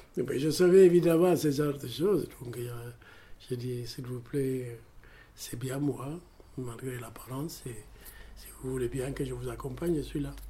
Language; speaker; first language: French; non-native, fluent; Amharic